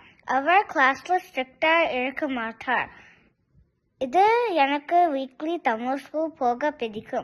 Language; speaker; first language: Tamil; early bilingual, heritage; Tamil